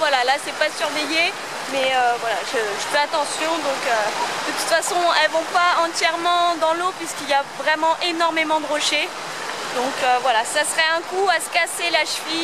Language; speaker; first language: French; native; French